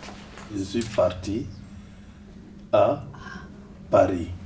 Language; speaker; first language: French; non-native, learner; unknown